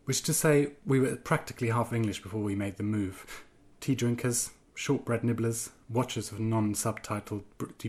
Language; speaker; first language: English; non-native, fluent; German